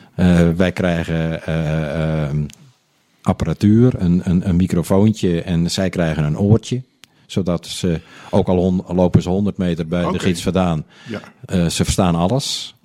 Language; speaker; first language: Dutch; native; Dutch